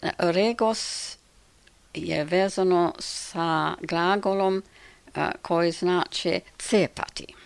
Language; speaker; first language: Serbian; non-native, fluent; English